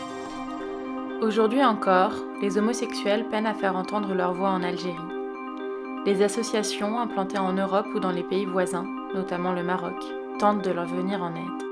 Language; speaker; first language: French; native; French